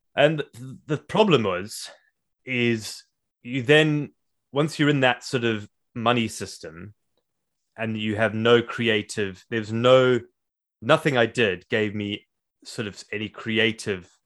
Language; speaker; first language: English; native; English